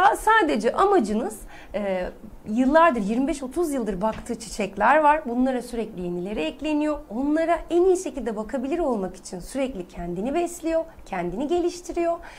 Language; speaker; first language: Turkish; native; Turkish